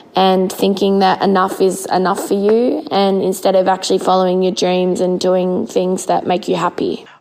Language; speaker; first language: English; native; English